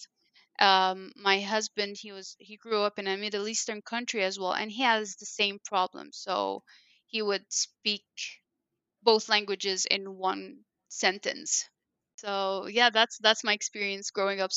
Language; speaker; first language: English; non-native, fluent; Arabic